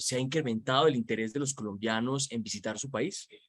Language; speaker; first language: Spanish; native; Spanish